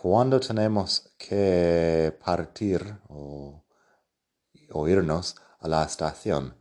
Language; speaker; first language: Spanish; non-native, fluent; English